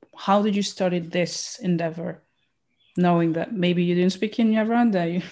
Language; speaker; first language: English; non-native, fluent; Rundi